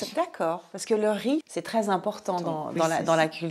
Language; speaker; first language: French; native; French